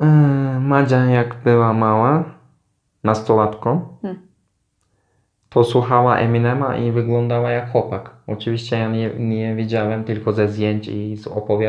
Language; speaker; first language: Polish; non-native, learner; Turkish